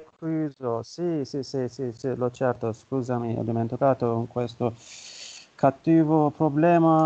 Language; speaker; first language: Italian; non-native, learner; Turkish